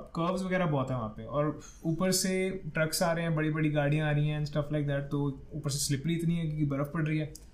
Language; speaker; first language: Hindi; non-native, local second language; Punjabi